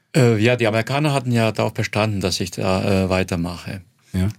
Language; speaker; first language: German; non-native, fluent; Croatian